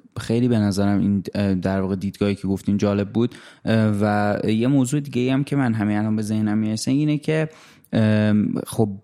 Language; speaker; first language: Persian; native; Persian